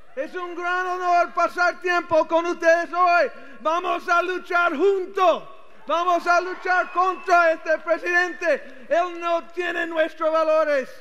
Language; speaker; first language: Spanish; early bilingual, heritage; Spanish